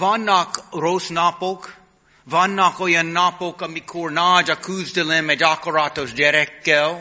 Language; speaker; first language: Hungarian; non-native, fluent; English